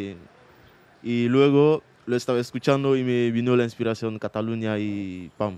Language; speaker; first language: Spanish; non-native, fluent; Mandingo